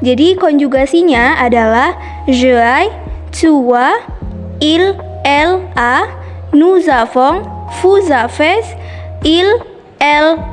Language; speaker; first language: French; non-native, learner; Indonesian